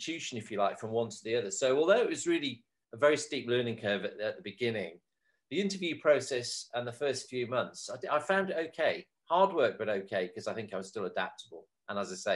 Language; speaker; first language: English; native; English